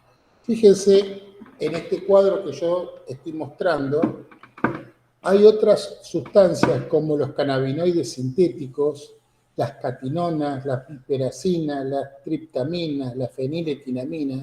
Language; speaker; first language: Spanish; native; Spanish